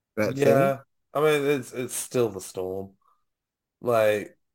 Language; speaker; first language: English; native; English